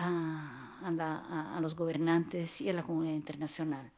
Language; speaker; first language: Spanish; non-native, fluent; Italian